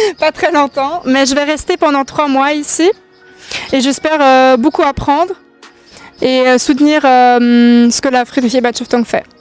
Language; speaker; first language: French; early bilingual, other home language; German